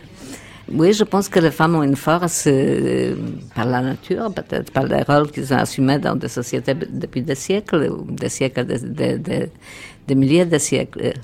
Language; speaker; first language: French; non-native, fluent; Polish